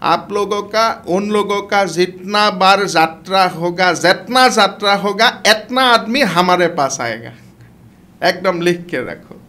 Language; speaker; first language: Hindi; non-native, local second language; Assamese